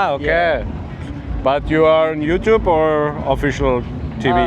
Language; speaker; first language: English; non-native, fluent; German